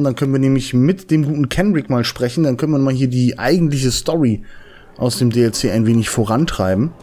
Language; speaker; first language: German; native; German